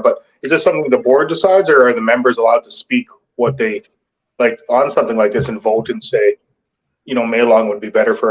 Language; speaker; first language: English; native; English